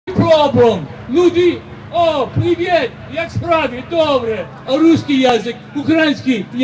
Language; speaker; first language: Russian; non-native, learner; English